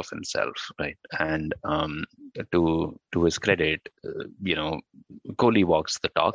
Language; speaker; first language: English; non-native, local second language; Hindi